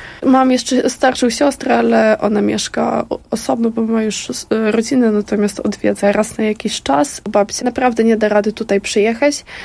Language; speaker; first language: Polish; non-native, fluent; Ukrainian